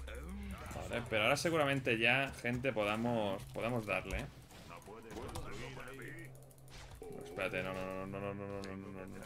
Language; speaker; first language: Spanish; native; Spanish